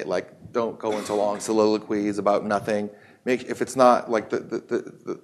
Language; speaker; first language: English; native; English